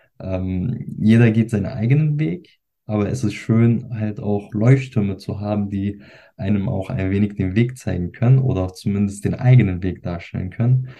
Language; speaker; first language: German; early bilingual, other home language; Turkish